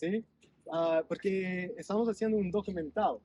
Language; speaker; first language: Spanish; non-native, fluent; English